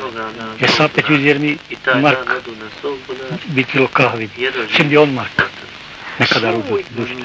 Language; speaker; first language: Turkish; non-native, learner; Bosnian